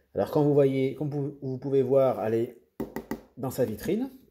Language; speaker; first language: French; native; French